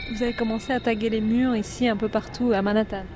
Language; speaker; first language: French; native; French